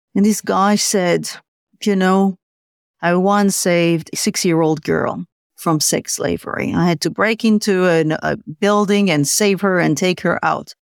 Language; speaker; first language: English; non-native, fluent; Hebrew